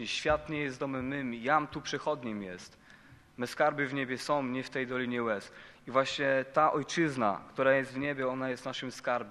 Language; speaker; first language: Polish; native; Polish